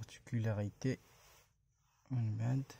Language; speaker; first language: French; non-native, local second language; Arabic